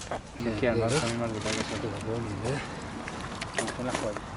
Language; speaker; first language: Hebrew; native; Hebrew